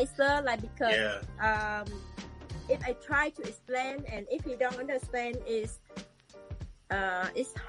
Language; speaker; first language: English; non-native, learner; Vietnamese